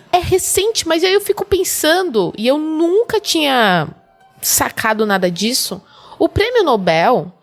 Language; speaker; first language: Portuguese; native; Portuguese